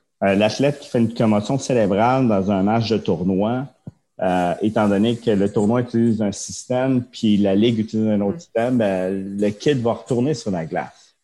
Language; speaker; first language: French; early bilingual, other home language; Japanese